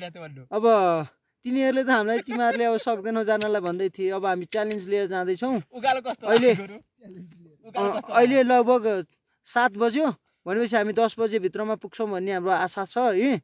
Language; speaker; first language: Nepali; native; Nepali